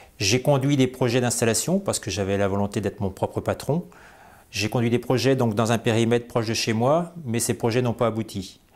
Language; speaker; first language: French; native; French